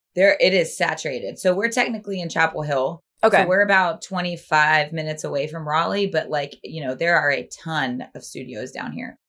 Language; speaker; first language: English; native; English